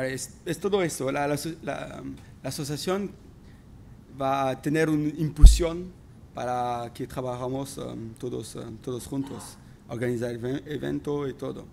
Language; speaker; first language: Spanish; non-native, fluent; French